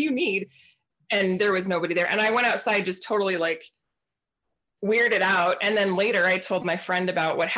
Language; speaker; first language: English; native; English